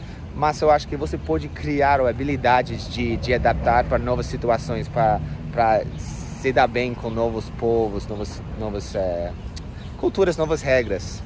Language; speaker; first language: Portuguese; non-native, fluent; English